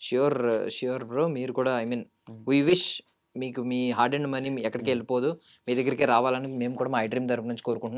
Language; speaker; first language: Telugu; native; Telugu